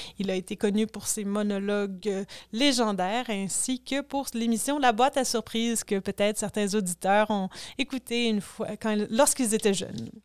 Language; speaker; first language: French; native; French